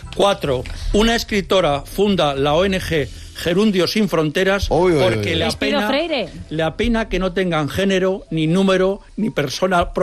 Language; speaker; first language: Spanish; native; Spanish